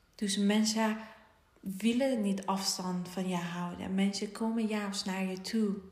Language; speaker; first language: Dutch; non-native, fluent; Persian